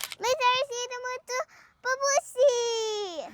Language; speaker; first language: Ukrainian; early bilingual, heritage; Ukrainian